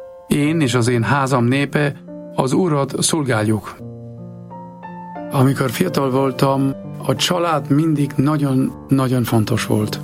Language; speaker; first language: Hungarian; non-native, fluent; German